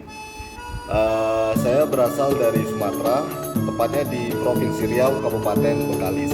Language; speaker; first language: Indonesian; non-native, local second language; Malay